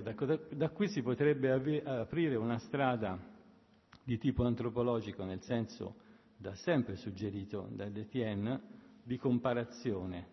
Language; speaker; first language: Italian; native; Italian